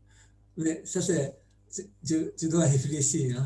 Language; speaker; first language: French; non-native, learner; Japanese